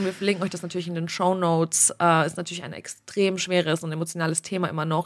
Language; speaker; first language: German; early bilingual, other home language; Russian